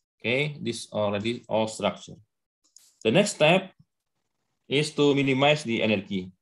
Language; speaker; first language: English; non-native, learner; Indonesian